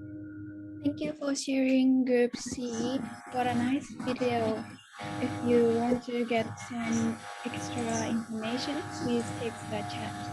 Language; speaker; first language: English; non-native, learner; Japanese